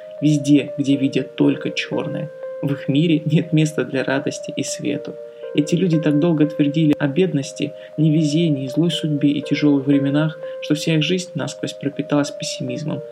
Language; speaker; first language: Russian; native; Russian